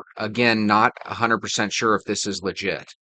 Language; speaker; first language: English; native; English